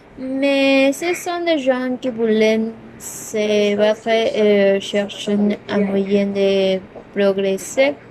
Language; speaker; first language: French; non-native, learner; Spanish